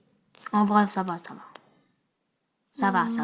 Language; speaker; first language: French; native; French